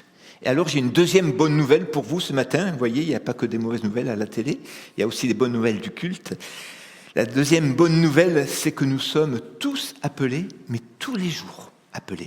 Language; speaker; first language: French; native; French